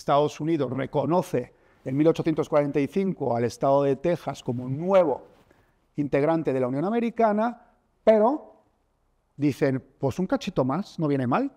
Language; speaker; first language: Spanish; native; Spanish